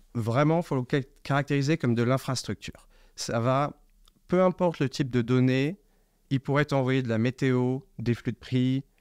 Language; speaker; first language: French; native; French